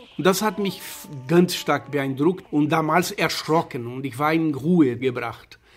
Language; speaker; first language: German; non-native, fluent; Portuguese